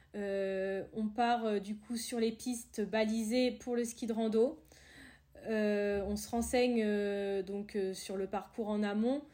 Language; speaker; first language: French; native; French